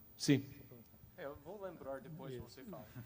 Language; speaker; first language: Portuguese; non-native, fluent; English